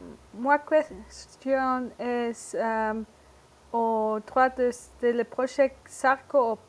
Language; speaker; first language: French; non-native, learner; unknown